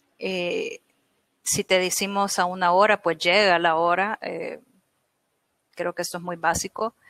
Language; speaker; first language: Spanish; native; Spanish